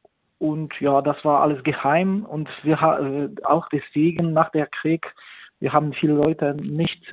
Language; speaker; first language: German; non-native, fluent; Polish